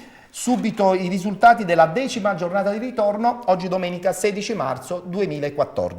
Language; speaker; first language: Italian; native; Italian